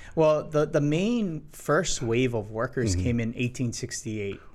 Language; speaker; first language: English; native; English